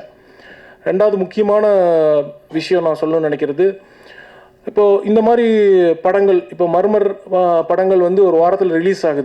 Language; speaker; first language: Tamil; native; Tamil